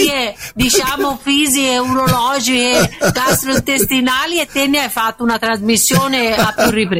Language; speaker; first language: Italian; native; Italian